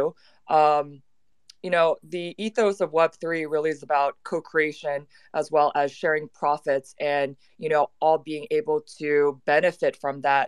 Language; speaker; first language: English; native; English